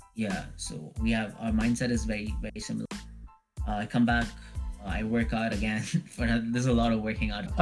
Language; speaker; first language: English; early bilingual, other home language; Hindi